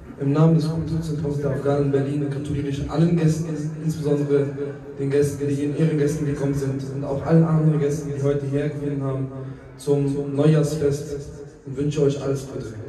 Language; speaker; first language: German; non-native, fluent; Persian